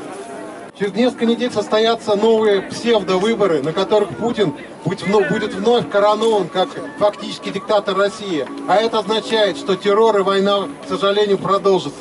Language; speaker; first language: Russian; native; Russian